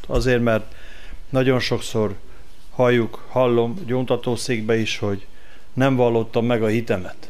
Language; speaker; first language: Hungarian; native; Hungarian